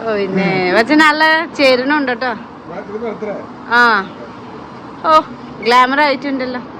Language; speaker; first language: Malayalam; non-native, learner; Nepali